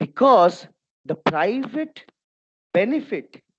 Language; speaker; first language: English; non-native, local second language; Bangla